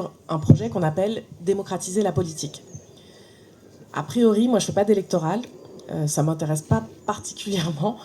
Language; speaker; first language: French; native; French